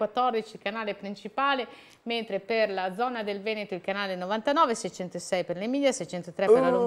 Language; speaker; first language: Italian; native; Italian